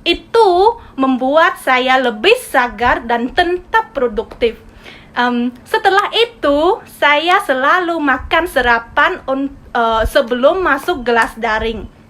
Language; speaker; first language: Indonesian; non-native, learner; Khmer